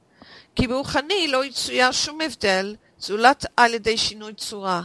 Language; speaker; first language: Hebrew; non-native, fluent; English